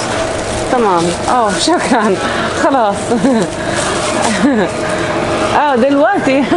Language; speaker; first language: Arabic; non-native, learner; English